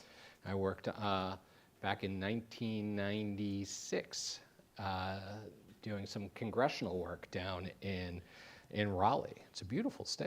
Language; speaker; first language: English; native; English